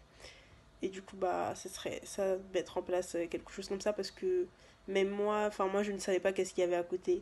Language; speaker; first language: French; native; French